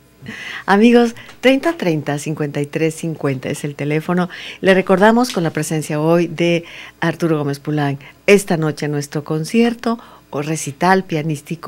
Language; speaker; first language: Spanish; native; Spanish